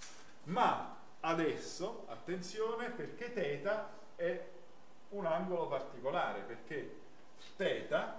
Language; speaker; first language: Italian; native; Italian